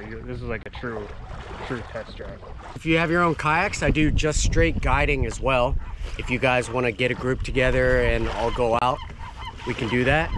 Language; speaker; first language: English; native; English